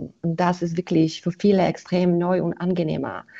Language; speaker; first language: German; non-native, fluent; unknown